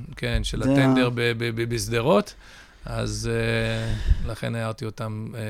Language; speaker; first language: Hebrew; early bilingual, other home language; English